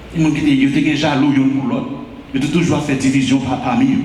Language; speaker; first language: French; non-native, local second language; Haitian Creole